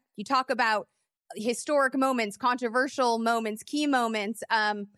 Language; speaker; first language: English; native; English